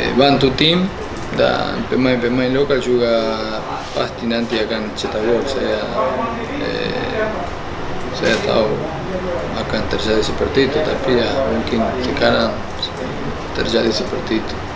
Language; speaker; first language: Indonesian; non-native, fluent; Spanish